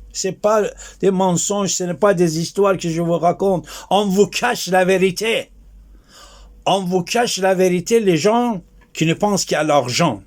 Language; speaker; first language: French; non-native, fluent; Persian